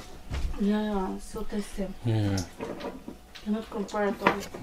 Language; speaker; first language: English; non-native, learner; Russian